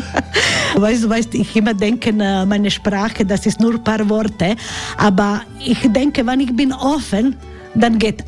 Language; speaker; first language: German; non-native, learner; Croatian